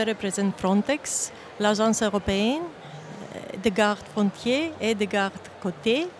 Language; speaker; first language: French; non-native, fluent; Greek